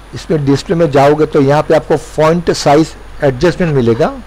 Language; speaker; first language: Hindi; non-native, local second language; Gujarati